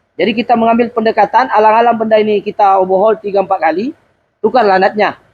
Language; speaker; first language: Malay; native; Malay